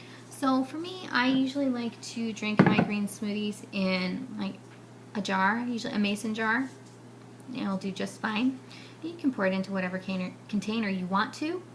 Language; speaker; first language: English; native; English